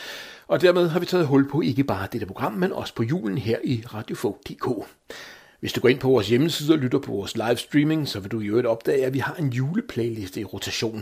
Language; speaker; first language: Danish; native; Danish